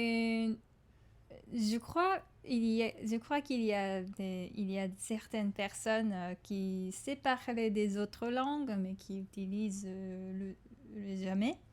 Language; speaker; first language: French; non-native, fluent; Japanese